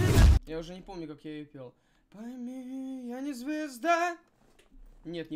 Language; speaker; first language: Russian; native; Russian